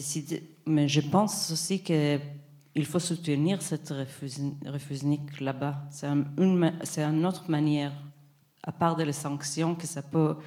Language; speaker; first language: French; non-native, fluent; Hebrew